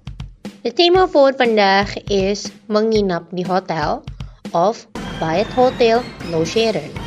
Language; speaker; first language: Dutch; non-native, learner; Indonesian